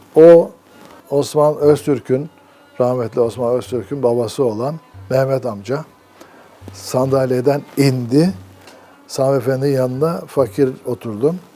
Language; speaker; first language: Turkish; native; Turkish